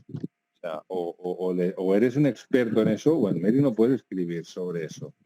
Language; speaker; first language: Spanish; non-native, local second language; Catalan